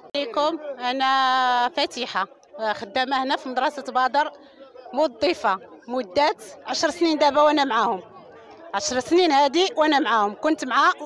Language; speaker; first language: Arabic; native; Arabic